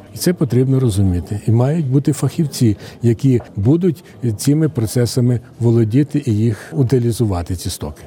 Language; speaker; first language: Ukrainian; native; Ukrainian